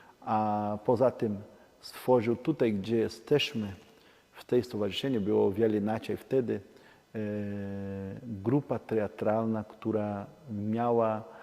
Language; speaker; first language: Polish; non-native, learner; Portuguese